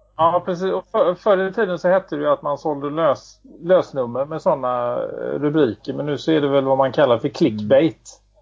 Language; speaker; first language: Swedish; native; Swedish